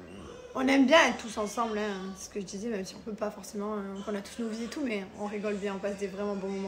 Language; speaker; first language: French; native; French